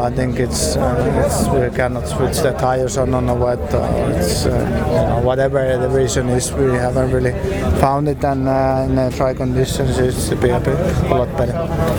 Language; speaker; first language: English; non-native, fluent; Finnish